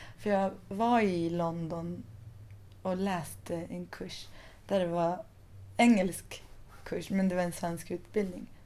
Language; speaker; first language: Swedish; early bilingual, other home language; Persian